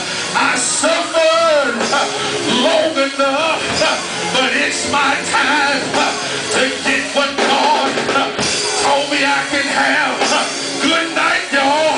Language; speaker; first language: English; native; English